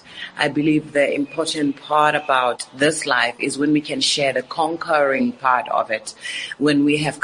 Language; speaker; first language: English; non-native, local second language; Northern Sotho